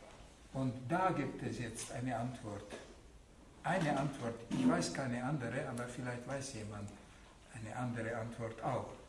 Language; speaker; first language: German; non-native, fluent; Hungarian